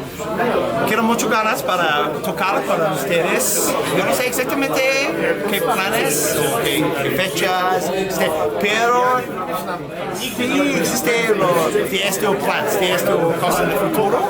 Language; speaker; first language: Spanish; non-native, learner; English